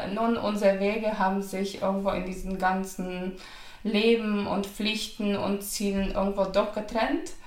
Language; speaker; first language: German; non-native, fluent; Polish